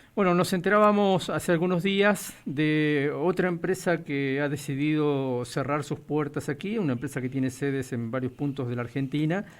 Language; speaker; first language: Spanish; native; Spanish